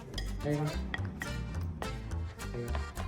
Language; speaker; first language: Vietnamese; native; Vietnamese